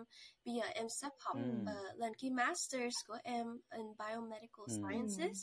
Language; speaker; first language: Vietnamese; early bilingual, heritage; Vietnamese